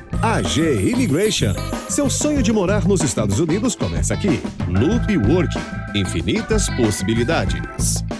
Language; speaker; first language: Portuguese; native; Portuguese